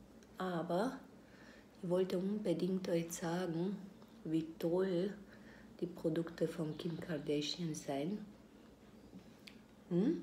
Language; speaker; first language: German; non-native, fluent; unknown